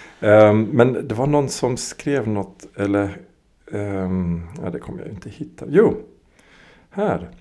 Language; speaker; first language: Swedish; early bilingual, other home language; English